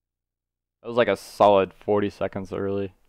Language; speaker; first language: English; native; English